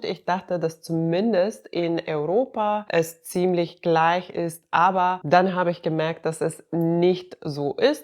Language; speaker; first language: German; non-native, fluent; Finnish